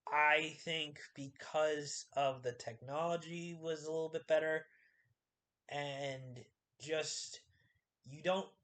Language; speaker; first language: English; native; English